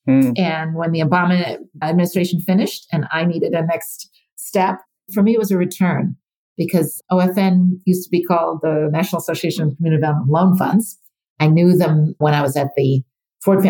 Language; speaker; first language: English; native; English